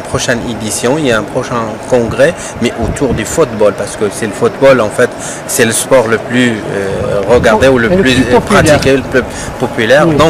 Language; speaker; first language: French; non-native, local second language; Arabic